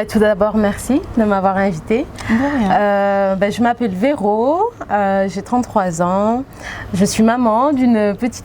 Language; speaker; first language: French; native; French